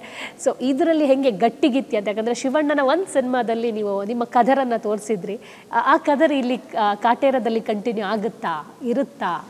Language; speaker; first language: Kannada; native; Kannada